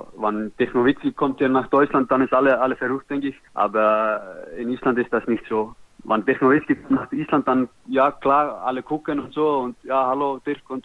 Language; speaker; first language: German; non-native, learner; Icelandic